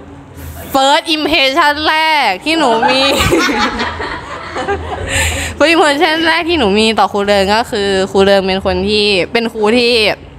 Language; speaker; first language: Thai; native; Thai